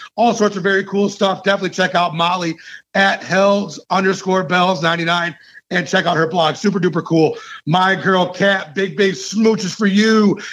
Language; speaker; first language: English; native; English